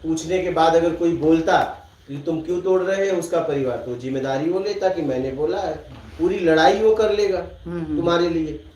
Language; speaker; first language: Hindi; native; Hindi